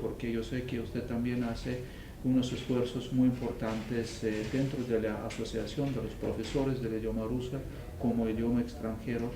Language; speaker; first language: Spanish; non-native, fluent; Russian